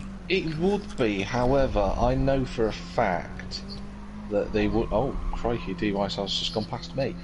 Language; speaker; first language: English; native; English